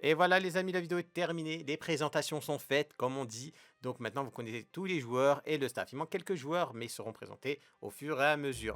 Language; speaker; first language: French; native; French